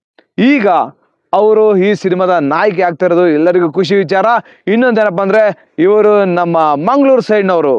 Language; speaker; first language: Kannada; native; Kannada